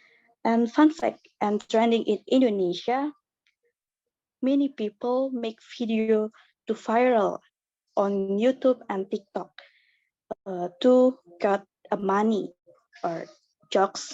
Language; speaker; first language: English; non-native, learner; Indonesian